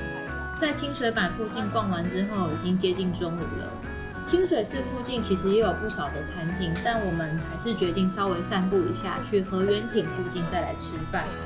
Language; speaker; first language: Chinese; native; Chinese